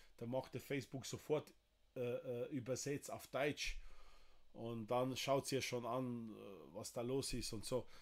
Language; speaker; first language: German; non-native, fluent; Slovenian